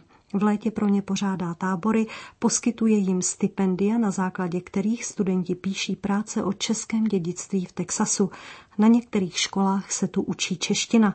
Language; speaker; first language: Czech; native; Czech